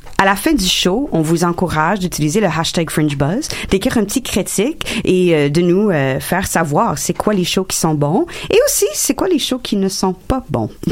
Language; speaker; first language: French; non-native, local second language; English